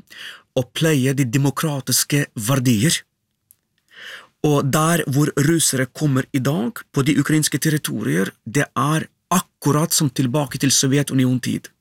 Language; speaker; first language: Norwegian; non-native, fluent; Ukrainian